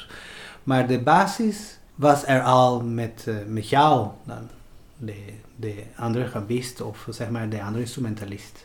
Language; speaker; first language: Dutch; non-native, fluent; Spanish